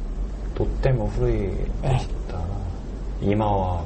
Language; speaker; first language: Japanese; non-native, learner; Korean